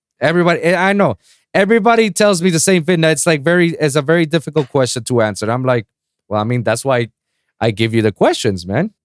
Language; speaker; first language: English; non-native, local second language; Spanish